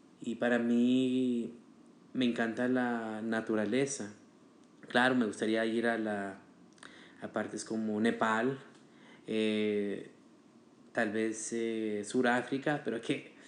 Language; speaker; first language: Spanish; early bilingual, heritage; Spanish